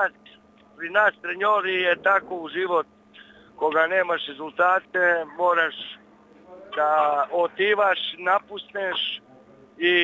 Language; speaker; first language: Bulgarian; non-native, learner; Serbian